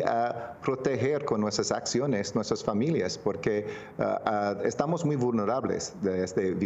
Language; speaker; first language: Spanish; non-native, local second language; English